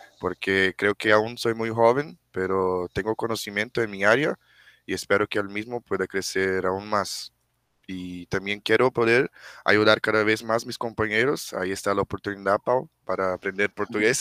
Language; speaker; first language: Spanish; non-native, fluent; Portuguese